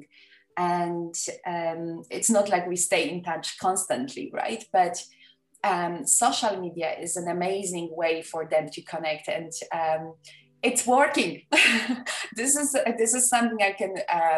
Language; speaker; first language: English; non-native, fluent; Polish